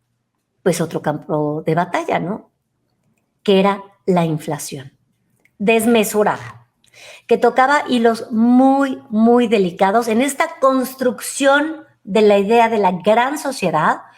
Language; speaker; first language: Spanish; native; Spanish